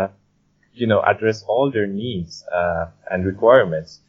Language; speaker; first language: English; non-native, fluent; Persian